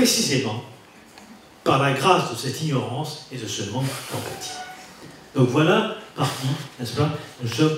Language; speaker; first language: French; native; French